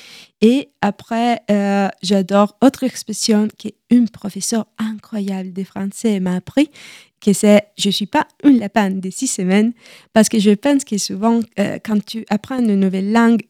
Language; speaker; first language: French; non-native, learner; Italian